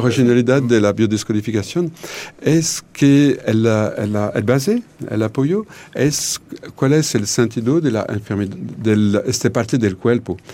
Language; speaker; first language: Spanish; non-native, learner; French